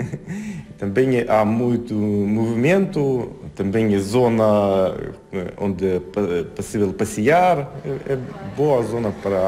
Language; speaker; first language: Portuguese; non-native, fluent; Ukrainian